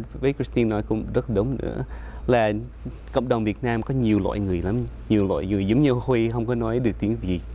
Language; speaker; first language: Vietnamese; early bilingual, heritage; Vietnamese